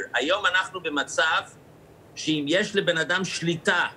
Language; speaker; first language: Hebrew; non-native, fluent; English